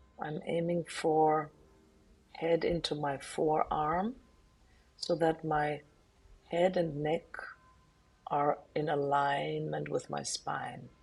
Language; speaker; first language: English; non-native, fluent; German